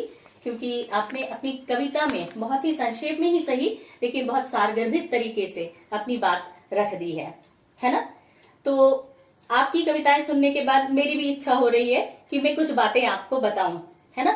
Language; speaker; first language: Hindi; native; Hindi